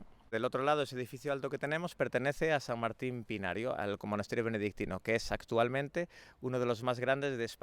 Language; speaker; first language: Spanish; native; Spanish